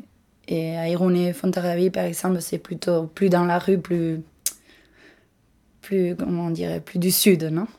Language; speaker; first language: French; non-native, local second language; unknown